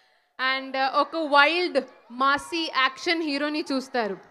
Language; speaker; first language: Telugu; non-native, learner; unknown